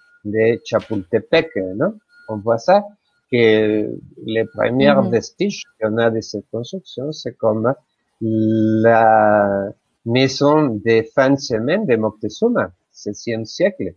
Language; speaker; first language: French; non-native, fluent; Spanish